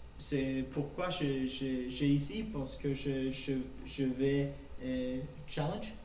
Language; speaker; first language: French; non-native, learner; Norwegian